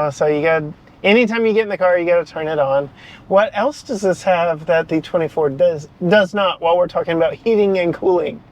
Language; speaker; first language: English; native; English